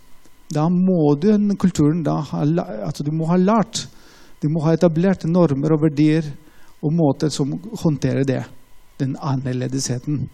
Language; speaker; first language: Norwegian; non-native, fluent; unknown